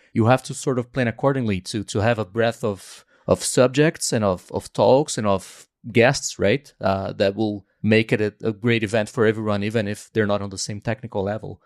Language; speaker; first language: English; non-native, fluent; Portuguese